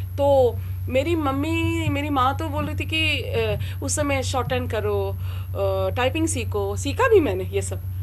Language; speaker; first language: Hindi; non-native, local second language; Telugu